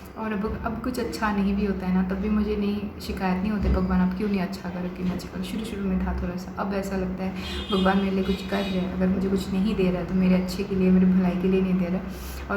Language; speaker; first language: Hindi; non-native, local second language; Bangla